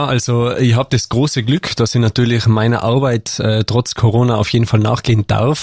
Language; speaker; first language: German; native; German